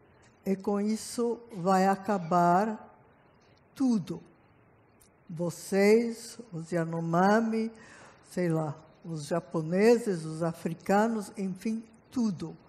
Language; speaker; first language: Portuguese; non-native, fluent; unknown